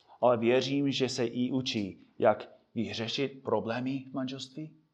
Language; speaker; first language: Czech; non-native, fluent; English